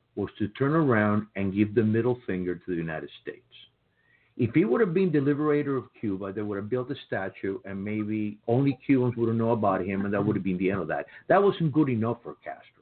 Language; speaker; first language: English; early bilingual, other home language; Spanish